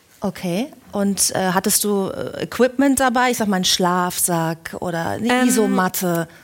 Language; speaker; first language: German; native; German